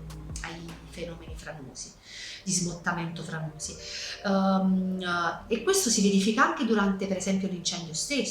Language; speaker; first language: Italian; native; Italian